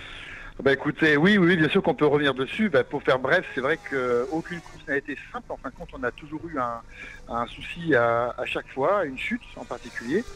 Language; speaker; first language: French; native; French